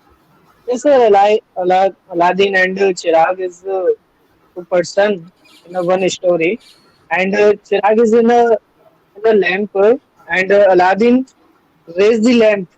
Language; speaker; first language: English; non-native, learner; Hindi